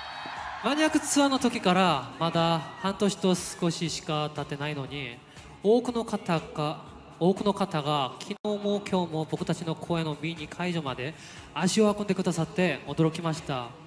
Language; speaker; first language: Japanese; non-native, learner; Korean